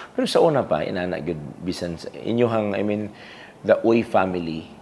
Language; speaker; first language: Cebuano; native; Cebuano